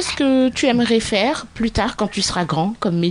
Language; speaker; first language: French; native; French